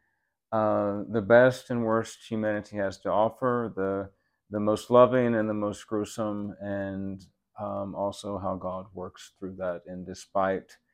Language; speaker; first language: English; native; English